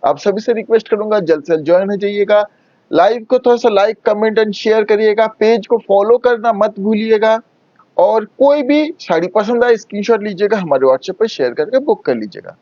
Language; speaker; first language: Hindi; non-native, local second language; Bangla